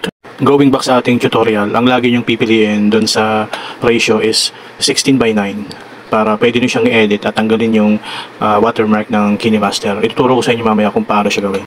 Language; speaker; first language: Filipino; native; Filipino